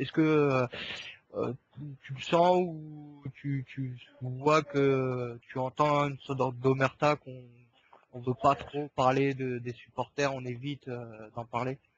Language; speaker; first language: French; native; French